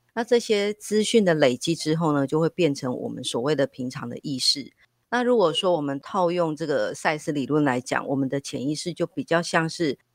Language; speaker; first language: Chinese; native; Chinese